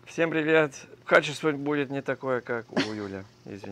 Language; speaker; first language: Russian; non-native, learner; English